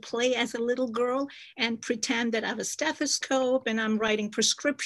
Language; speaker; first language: English; non-native, local second language; Kashmiri